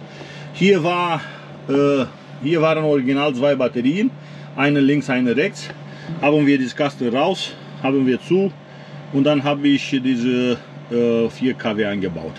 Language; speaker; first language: German; non-native, learner; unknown